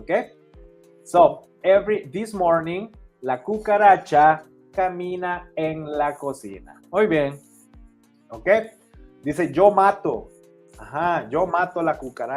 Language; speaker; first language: Spanish; non-native, fluent; English